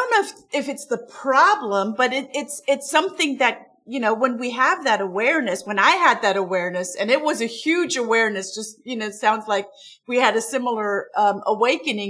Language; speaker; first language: English; non-native, fluent; German